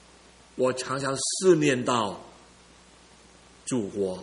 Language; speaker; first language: Chinese; early bilingual, heritage; Cantonese